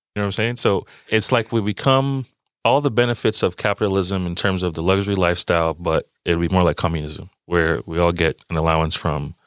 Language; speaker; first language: English; early bilingual, other home language; Yoruba